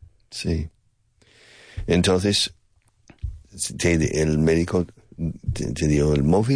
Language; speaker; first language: Spanish; non-native, fluent; English